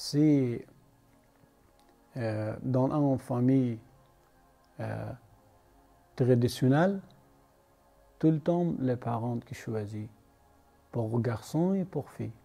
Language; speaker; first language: French; non-native, learner; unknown